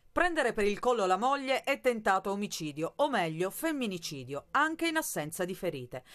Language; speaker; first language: Italian; non-native, fluent; Polish